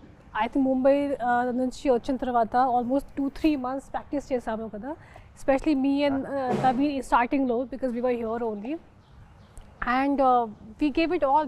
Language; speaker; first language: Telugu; non-native, local second language; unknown